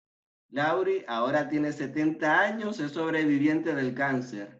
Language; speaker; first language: Spanish; native; Spanish